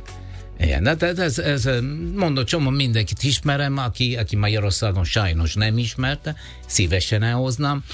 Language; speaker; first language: Hungarian; non-native, fluent; Italian